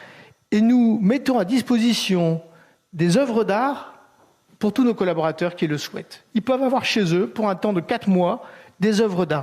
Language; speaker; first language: French; native; French